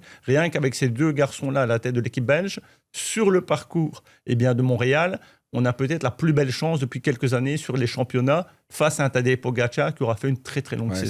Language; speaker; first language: French; native; French